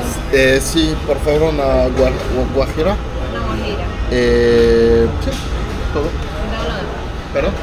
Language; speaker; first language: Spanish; non-native, fluent; French